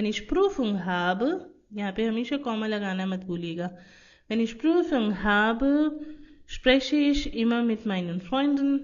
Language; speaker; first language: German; non-native, fluent; Hindi